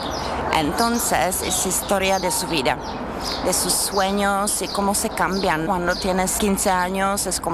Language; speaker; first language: Spanish; non-native, fluent; Czech